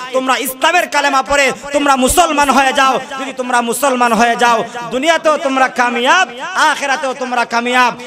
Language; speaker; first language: Bangla; non-native, local second language; Sylheti